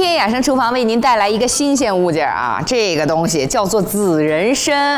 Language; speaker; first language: Chinese; native; Chinese